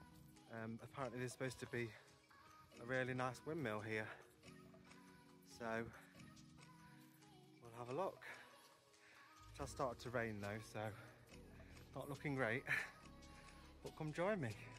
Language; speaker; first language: English; native; English